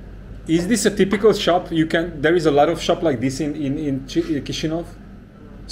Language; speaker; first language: English; non-native, learner; Hungarian